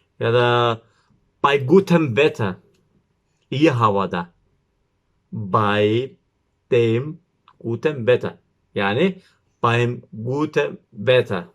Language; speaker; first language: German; non-native, learner; Turkish